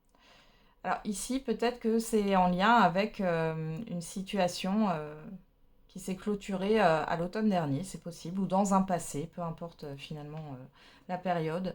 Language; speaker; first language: French; native; French